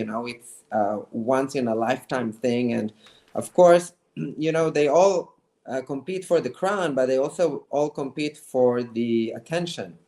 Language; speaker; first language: English; non-native, fluent; Hebrew